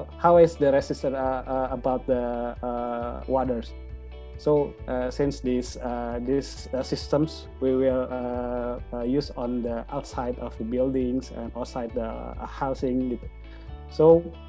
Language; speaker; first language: English; non-native, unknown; Indonesian